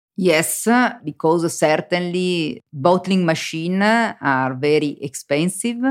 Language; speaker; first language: English; non-native, learner; Italian